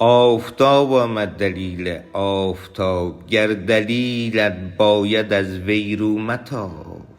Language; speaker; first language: Persian; native; Persian